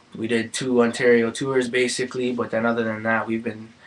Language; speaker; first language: English; native; English